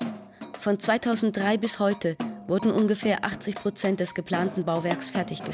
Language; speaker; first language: German; native; German